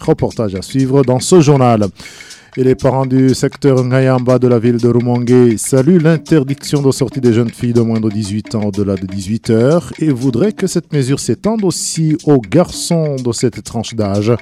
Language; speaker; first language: French; non-native, local second language; Rundi